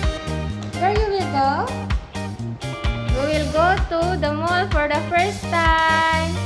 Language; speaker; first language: English; non-native, local second language; Filipino